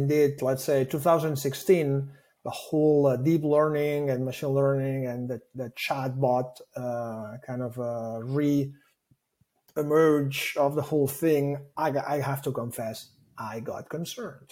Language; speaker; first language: English; non-native, fluent; Catalan